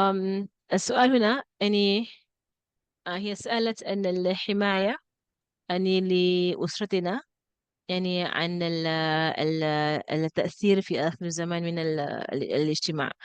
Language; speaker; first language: Arabic; non-native, fluent; English